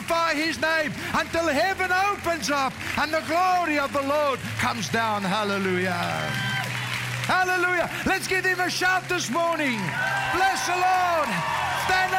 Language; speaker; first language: English; non-native, local second language; Afrikaans